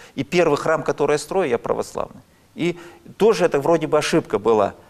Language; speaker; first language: Russian; native; Russian